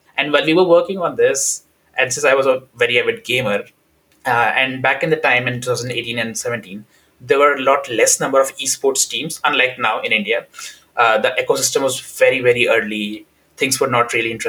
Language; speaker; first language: English; non-native, local second language; Hindi